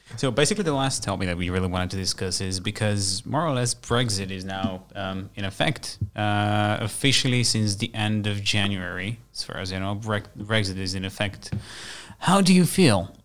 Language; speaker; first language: English; non-native, fluent; Bulgarian